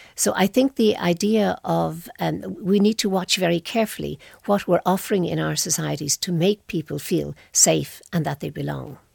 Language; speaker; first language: English; native; English